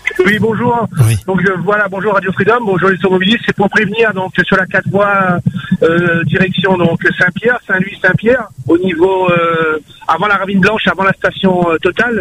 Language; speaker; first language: French; native; French